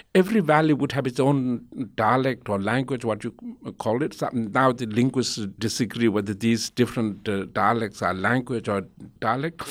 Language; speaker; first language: English; non-native, local second language; Tibetan